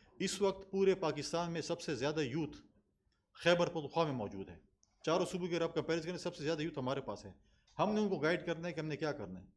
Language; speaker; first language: Urdu; non-native, local second language; Pashto